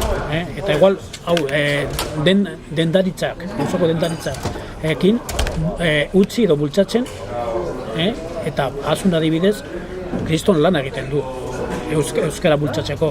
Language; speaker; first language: Basque; non-native, local second language; Spanish